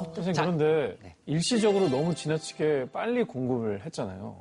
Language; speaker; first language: Korean; native; Korean